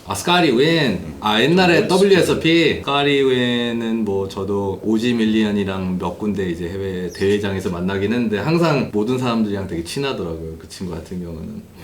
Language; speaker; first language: Korean; early bilingual, heritage; Korean